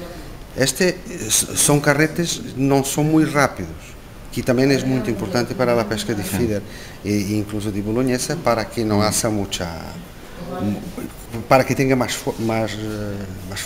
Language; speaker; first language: Spanish; non-native, learner; Portuguese